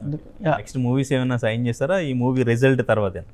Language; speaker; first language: Telugu; native; Telugu